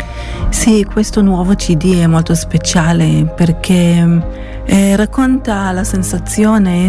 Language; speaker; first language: Italian; non-native, fluent; Hebrew